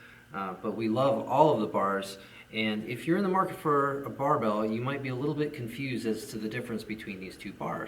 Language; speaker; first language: English; native; English